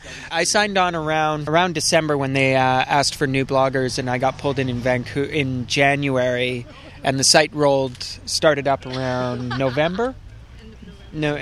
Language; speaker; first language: English; native; English